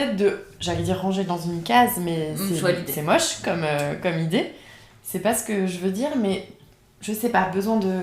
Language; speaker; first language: French; native; French